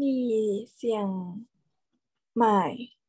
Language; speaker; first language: Chinese; non-native, learner; Thai